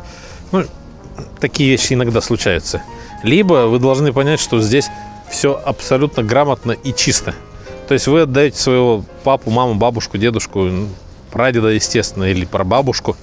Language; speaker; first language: Russian; native; Russian